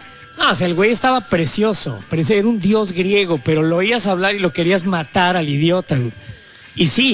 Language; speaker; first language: Spanish; native; Spanish